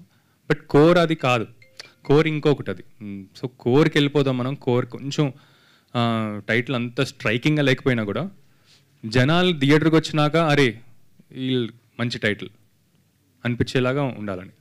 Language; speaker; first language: Telugu; native; Telugu